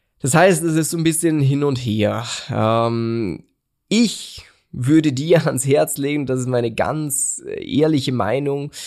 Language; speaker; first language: German; native; German